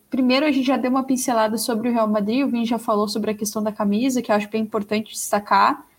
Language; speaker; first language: Portuguese; native; Portuguese